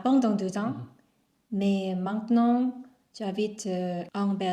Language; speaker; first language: French; non-native, fluent; Korean